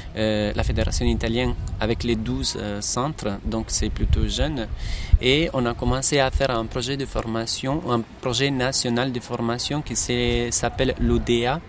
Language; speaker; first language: French; non-native, fluent; Italian